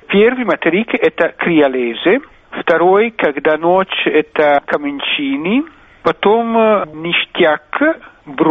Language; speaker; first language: Russian; non-native, fluent; Italian